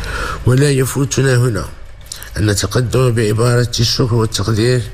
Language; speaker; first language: Arabic; native; Arabic